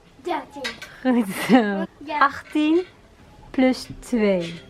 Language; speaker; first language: Dutch; early bilingual, other home language; Turkish